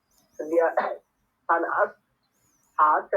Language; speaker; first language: German; non-native, learner; Bangla